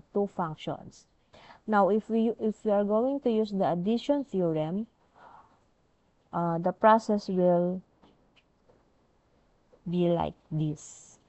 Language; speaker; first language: English; non-native, local second language; Filipino